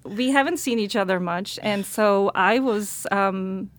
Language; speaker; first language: English; non-native, fluent; Slovak